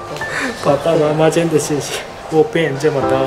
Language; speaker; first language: Chinese; non-native, learner; Japanese